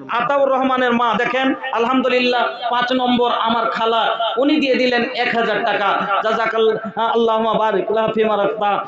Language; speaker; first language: Bangla; non-native, local second language; Bhojpuri